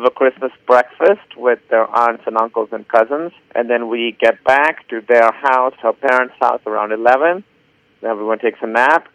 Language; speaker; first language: English; non-native, local second language; Urdu